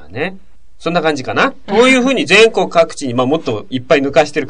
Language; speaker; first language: Japanese; non-native, fluent; Korean